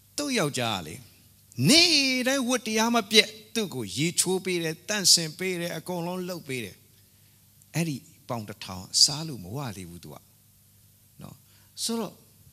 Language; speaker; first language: Burmese; non-native, local second language; Hakha Chin